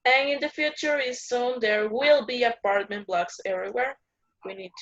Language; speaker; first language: English; non-native, learner; Spanish